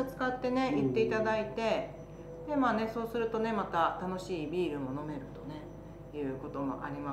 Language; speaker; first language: Japanese; native; Japanese